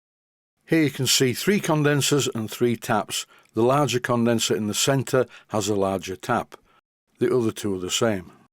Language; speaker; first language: English; native; English